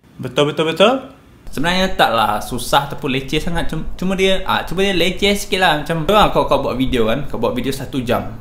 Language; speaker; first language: Malay; non-native, local second language; Iban